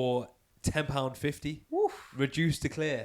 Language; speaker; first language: English; native; English